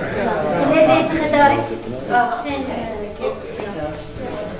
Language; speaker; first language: Dutch; non-native, learner; Arabic